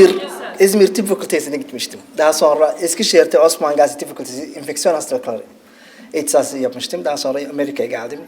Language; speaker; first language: Turkish; non-native, fluent; Somali